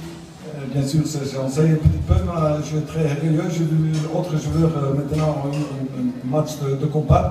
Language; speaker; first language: French; non-native, learner; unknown